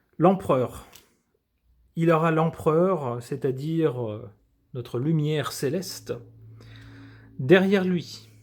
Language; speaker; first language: French; native; French